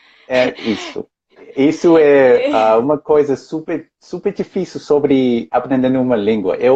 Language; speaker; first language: Portuguese; non-native, fluent; English